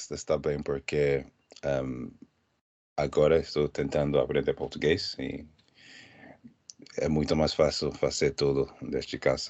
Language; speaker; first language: Portuguese; non-native, learner; English